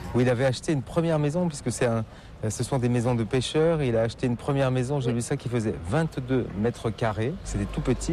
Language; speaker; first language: French; native; French